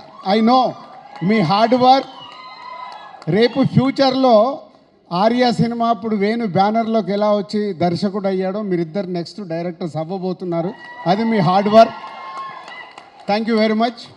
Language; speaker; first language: Telugu; native; Telugu